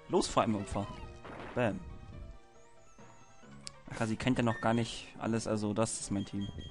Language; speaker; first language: German; native; German